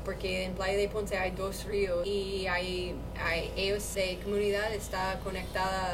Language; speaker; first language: Spanish; non-native, learner; English